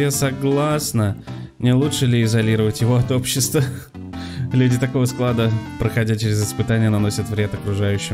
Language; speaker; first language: Russian; native; Russian